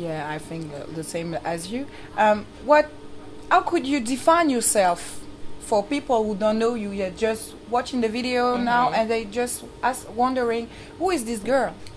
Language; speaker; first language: English; non-native, fluent; French